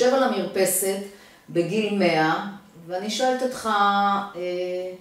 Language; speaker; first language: Hebrew; native; Hebrew